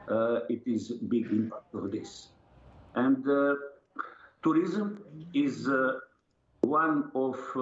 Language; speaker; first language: English; non-native, learner; Serbian